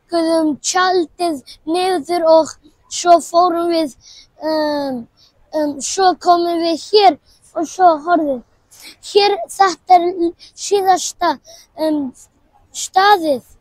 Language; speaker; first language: Icelandic; non-native, learner; Persian